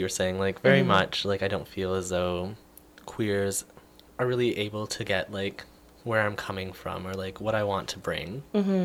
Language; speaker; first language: English; native; English